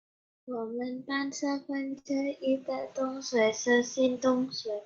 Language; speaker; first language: Chinese; non-native, learner; Indonesian